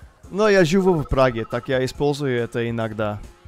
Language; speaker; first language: Russian; non-native, learner; English